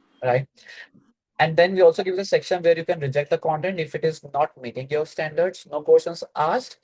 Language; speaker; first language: English; non-native, local second language; Hindi